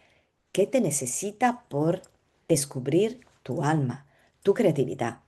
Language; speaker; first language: Spanish; non-native, learner; Italian